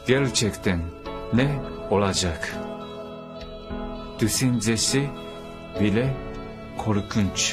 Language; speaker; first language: Turkish; non-native, learner; Japanese